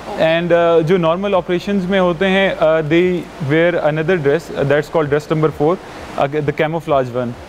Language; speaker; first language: Urdu; native; Urdu